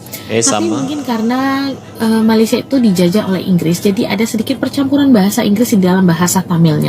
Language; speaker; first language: Indonesian; non-native, local second language; Tamil